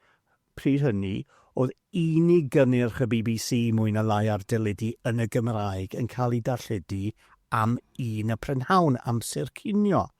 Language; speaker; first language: Welsh; non-native, fluent; English